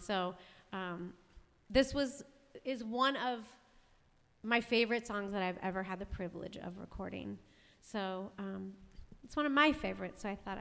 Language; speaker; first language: English; native; English